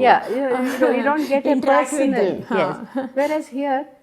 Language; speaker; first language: English; non-native, local second language; Tamil